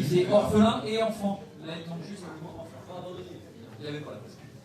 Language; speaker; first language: French; native; French